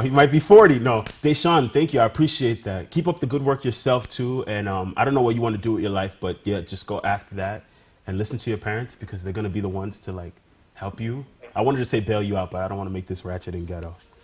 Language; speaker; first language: English; early bilingual, other home language; Spanish